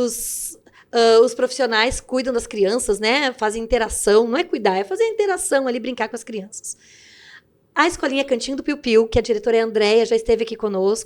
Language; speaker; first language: Portuguese; native; Portuguese